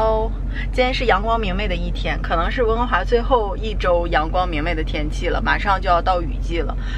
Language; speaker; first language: Chinese; native; Chinese